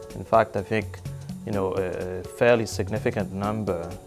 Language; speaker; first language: English; non-native, fluent; Morisyen